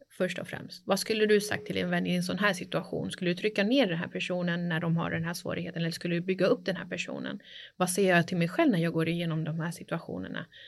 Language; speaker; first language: Swedish; early bilingual, other home language; Spanish